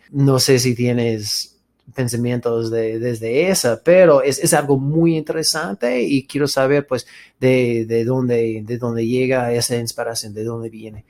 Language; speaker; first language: Spanish; non-native, fluent; English